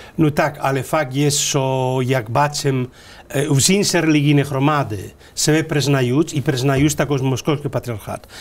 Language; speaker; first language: Ukrainian; non-native, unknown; Spanish